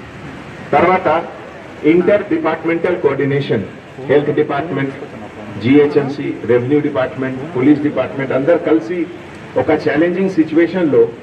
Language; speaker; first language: Telugu; non-native, local second language; Hindi